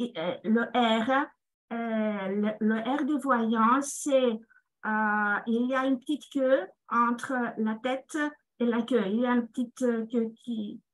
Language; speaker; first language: French; non-native, fluent; Greek